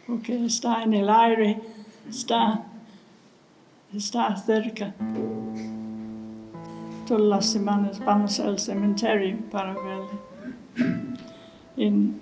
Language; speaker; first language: Spanish; non-native, fluent; English